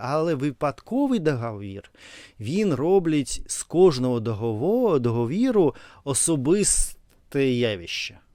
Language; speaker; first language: Ukrainian; non-native, learner; Russian